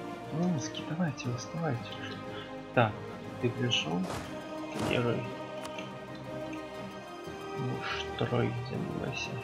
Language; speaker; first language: Russian; native; Russian